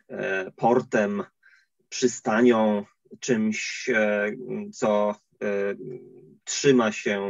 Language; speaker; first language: Polish; native; Polish